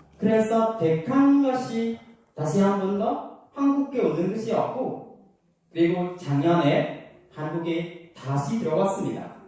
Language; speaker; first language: Korean; non-native, learner; Khmer